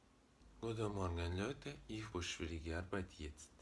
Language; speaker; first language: German; non-native, learner; Russian